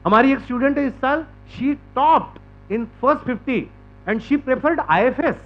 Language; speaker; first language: Hindi; non-native, local second language; Marathi